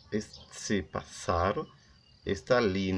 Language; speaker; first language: Portuguese; non-native, learner; Haitian Creole